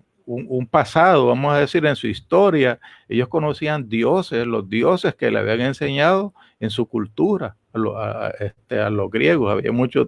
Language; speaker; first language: Spanish; native; Spanish